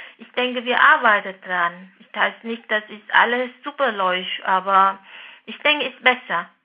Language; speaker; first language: German; non-native, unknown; Vietnamese